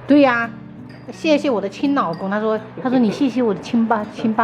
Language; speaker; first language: Chinese; native; Chinese